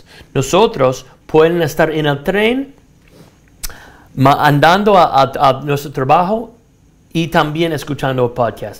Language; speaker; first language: Spanish; non-native, fluent; English